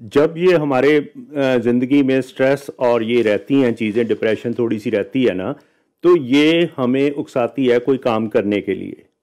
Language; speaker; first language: Hindi; non-native, local second language; Punjabi